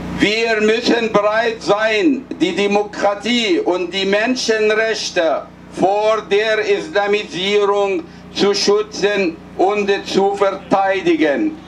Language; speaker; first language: German; non-native, fluent; Arabic